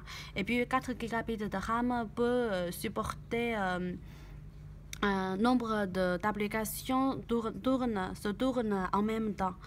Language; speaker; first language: French; non-native, learner; Chinese